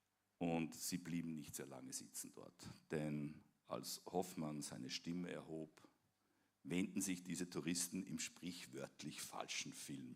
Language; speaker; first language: German; native; German